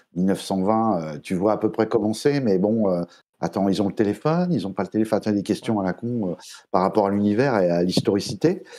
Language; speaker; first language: French; native; French